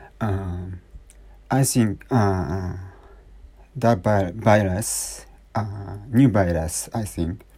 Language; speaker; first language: English; non-native, learner; Japanese